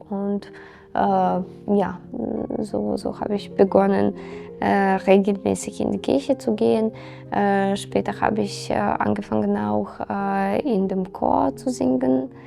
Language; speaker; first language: German; non-native, fluent; Serbian